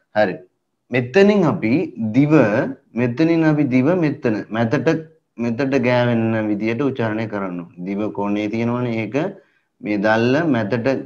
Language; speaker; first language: Sinhala; native; Sinhala